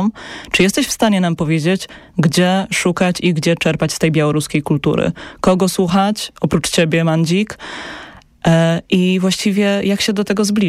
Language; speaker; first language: Polish; native; Polish